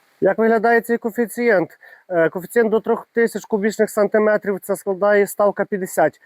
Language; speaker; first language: Ukrainian; native; Ukrainian